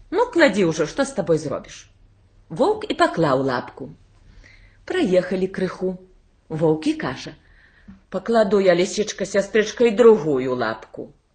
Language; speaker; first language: Belarusian; native; Belarusian